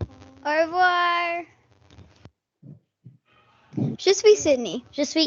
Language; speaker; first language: French; non-native, learner; English